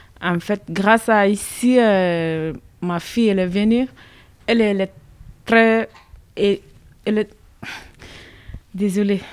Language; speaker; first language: French; non-native, learner; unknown